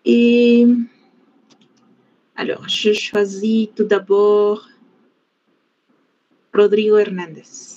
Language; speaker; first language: French; non-native, fluent; Spanish